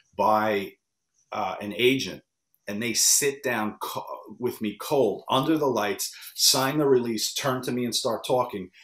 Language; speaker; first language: English; native; English